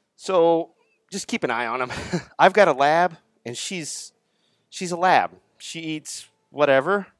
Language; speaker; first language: English; native; English